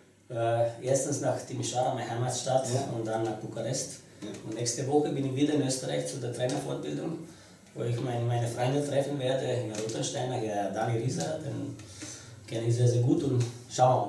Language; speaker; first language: German; non-native, fluent; Romanian